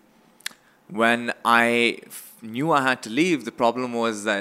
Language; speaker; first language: English; non-native, local second language; Urdu